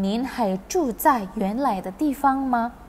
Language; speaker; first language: Chinese; non-native, fluent; Indonesian